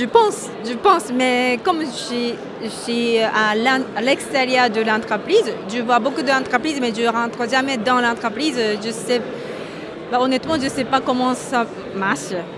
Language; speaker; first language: French; non-native, fluent; Japanese